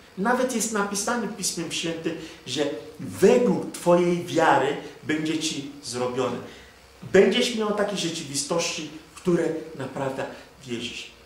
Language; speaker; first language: Polish; non-native, fluent; Igbo